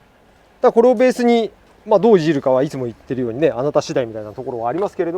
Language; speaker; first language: Japanese; native; Japanese